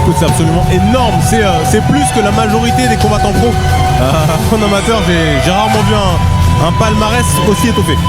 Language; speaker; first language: French; native; French